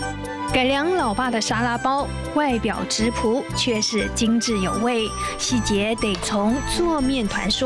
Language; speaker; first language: Chinese; native; Chinese